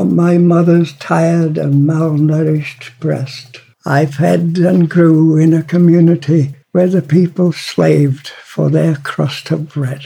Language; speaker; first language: English; native; English